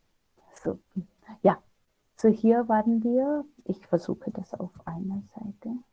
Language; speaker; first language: German; non-native, fluent; Hindi